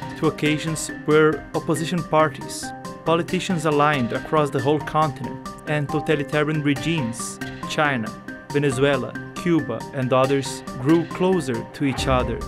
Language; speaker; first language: English; non-native, fluent; Portuguese